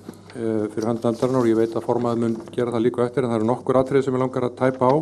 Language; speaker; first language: Icelandic; native; Icelandic